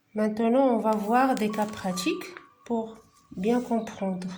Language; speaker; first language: French; non-native, local second language; Arabic